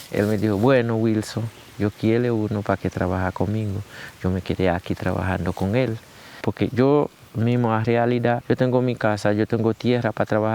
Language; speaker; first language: Spanish; non-native, learner; Haitian Creole